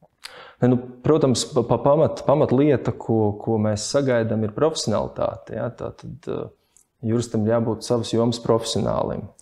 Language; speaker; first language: Latvian; native; Latvian